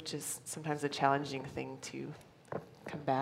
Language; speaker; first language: English; native; English